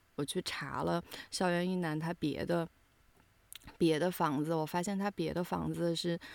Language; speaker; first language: Chinese; native; Chinese